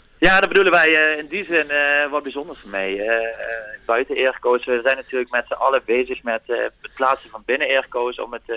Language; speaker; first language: Dutch; native; Dutch